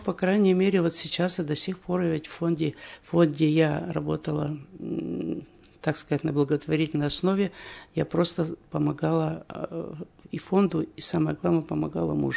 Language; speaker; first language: Russian; native; Russian